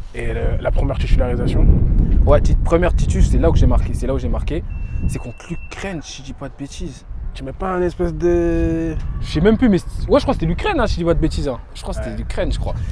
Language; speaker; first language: French; native; French